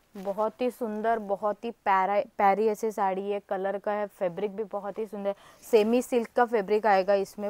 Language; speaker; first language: Hindi; non-native, local second language; Marathi